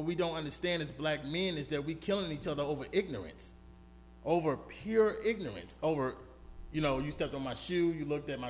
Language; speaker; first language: English; native; English